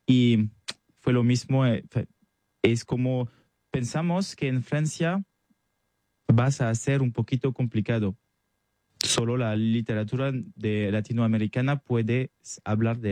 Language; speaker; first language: Spanish; non-native, learner; French